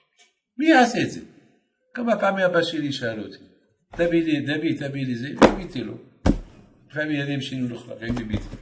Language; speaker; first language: Hebrew; non-native, fluent; French